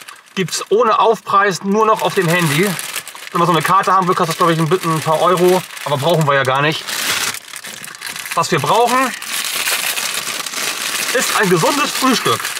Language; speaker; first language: German; native; German